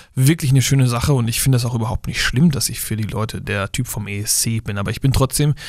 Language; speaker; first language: German; native; German